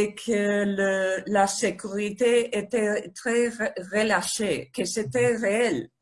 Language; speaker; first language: French; non-native, learner; Spanish